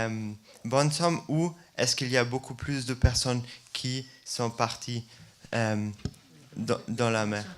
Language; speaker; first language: French; non-native, fluent; German